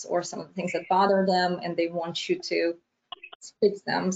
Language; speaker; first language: English; non-native, fluent; Romanian